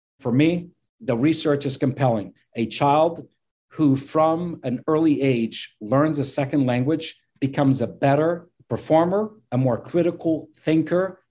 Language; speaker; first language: English; non-native, fluent; Portuguese